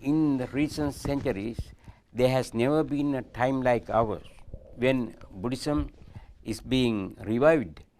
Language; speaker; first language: English; non-native, local second language; Sinhala